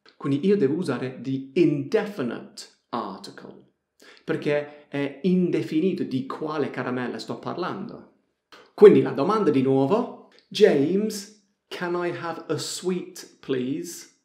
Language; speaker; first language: Italian; non-native, fluent; English